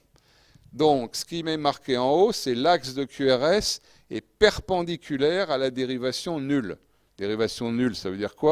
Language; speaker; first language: French; native; French